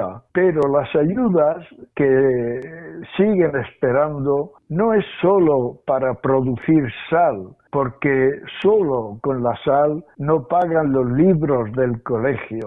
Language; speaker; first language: Spanish; native; Spanish